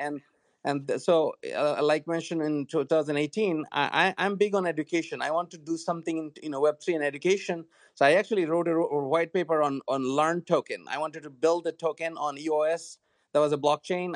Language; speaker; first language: English; non-native, local second language; Bangla